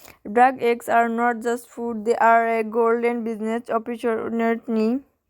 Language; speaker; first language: English; non-native, local second language; Bangla